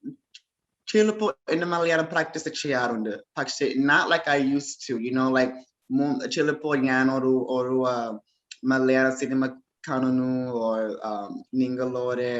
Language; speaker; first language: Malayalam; non-native, learner; English